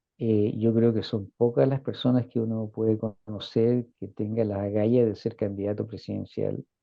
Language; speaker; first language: Spanish; native; Spanish